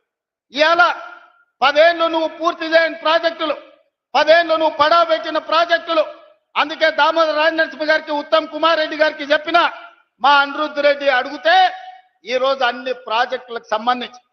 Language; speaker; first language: Telugu; native; Telugu